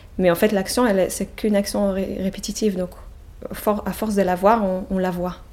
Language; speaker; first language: French; non-native, fluent; Hebrew